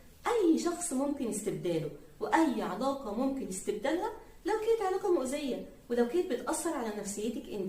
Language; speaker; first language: Arabic; native; Arabic